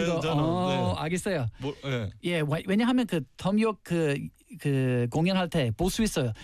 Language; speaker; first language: Korean; non-native, learner; English